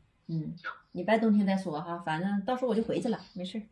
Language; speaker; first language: Chinese; native; Chinese